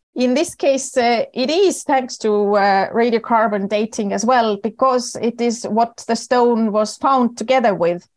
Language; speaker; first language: English; non-native, fluent; Estonian